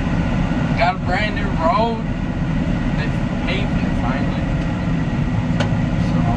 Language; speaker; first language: English; native; English